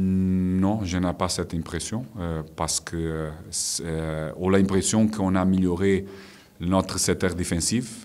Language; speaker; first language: French; non-native, fluent; Portuguese